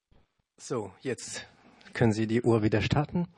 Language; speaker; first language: German; non-native, learner; French